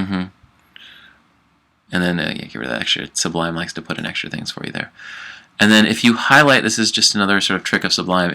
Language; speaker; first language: English; native; English